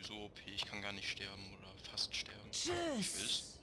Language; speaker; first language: German; native; German